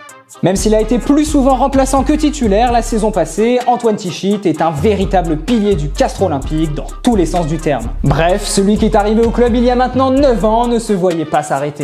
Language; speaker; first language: French; native; French